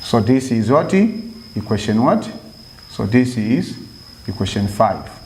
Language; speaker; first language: English; non-native, local second language; Swahili